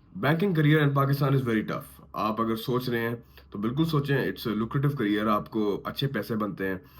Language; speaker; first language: Urdu; native; Urdu